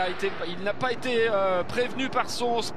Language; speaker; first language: French; native; French